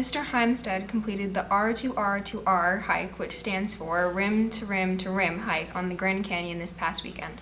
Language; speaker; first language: English; native; English